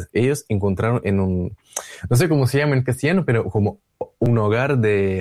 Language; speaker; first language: Spanish; non-native, learner; Russian